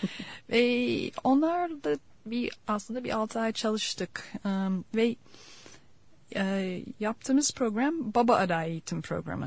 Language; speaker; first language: Turkish; non-native, fluent; English